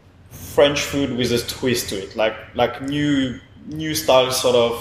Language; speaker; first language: English; non-native, fluent; French